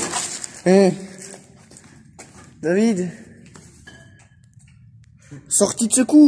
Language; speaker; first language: French; native; French